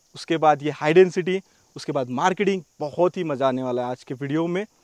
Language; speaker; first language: Hindi; non-native, local second language; Marathi